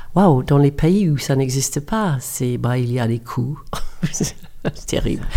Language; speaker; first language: French; non-native, fluent; English